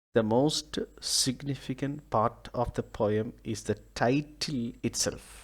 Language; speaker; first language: English; non-native, local second language; Malayalam